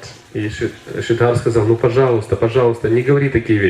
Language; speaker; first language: Russian; native; Russian